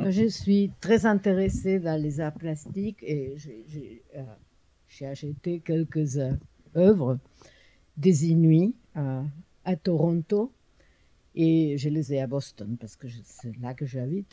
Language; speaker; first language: French; non-native, learner; English